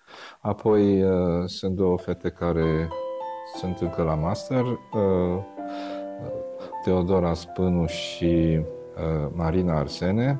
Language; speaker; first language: Romanian; native; Romanian